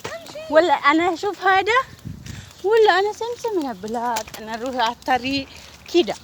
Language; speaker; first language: Arabic; non-native, learner; Oromo